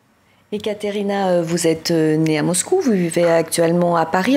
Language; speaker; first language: French; native; French